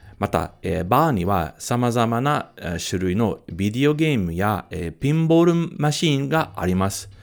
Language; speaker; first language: Japanese; non-native, fluent; English